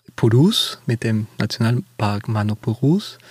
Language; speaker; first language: German; non-native, fluent; Spanish